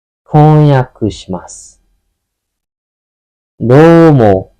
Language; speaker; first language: Japanese; non-native, fluent; Burmese